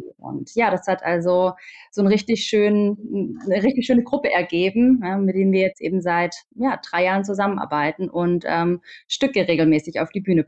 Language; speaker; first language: German; native; German